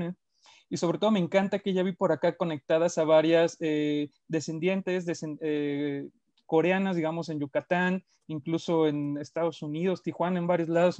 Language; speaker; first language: Spanish; native; Spanish